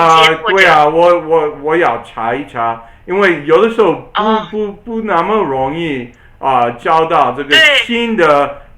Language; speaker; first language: Chinese; non-native, learner; English